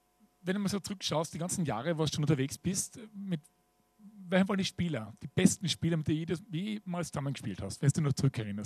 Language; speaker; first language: German; native; German